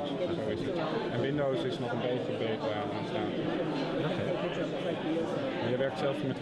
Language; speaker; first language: Dutch; native; Dutch